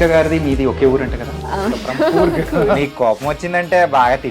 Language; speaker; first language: Telugu; native; Telugu